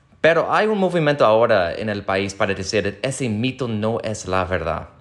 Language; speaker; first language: Spanish; non-native, fluent; English